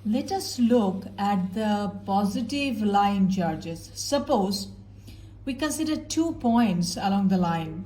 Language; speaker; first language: English; non-native, local second language; Bangla